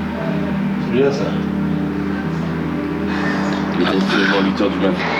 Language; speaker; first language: French; native; French